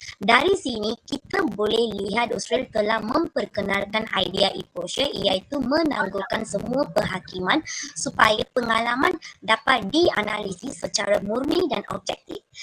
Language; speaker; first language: Malay; non-native, local second language; Tamil